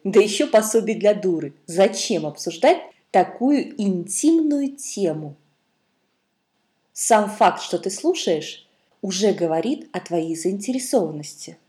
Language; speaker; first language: Russian; native; Russian